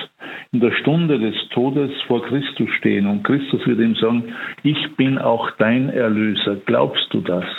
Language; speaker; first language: German; native; German